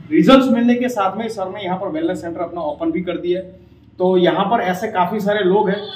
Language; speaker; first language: Hindi; non-native, local second language; Gujarati